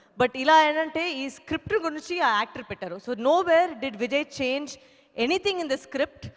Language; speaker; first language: Telugu; non-native, fluent; Tamil